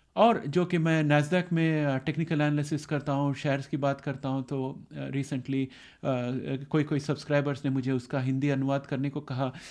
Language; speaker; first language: Hindi; non-native, local second language; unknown